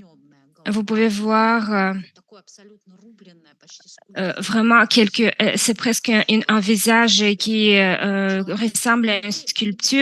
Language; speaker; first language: French; non-native, fluent; Russian